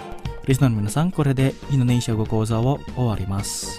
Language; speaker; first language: Japanese; non-native, fluent; Indonesian